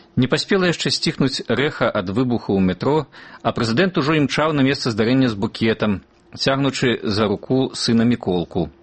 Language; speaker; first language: Belarusian; native; Belarusian